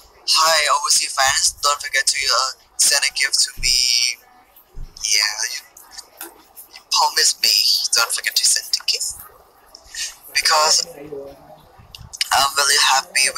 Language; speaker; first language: English; non-native, learner; Thai